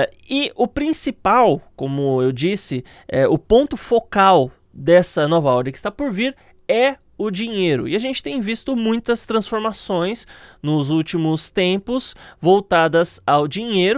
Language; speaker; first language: Portuguese; native; Portuguese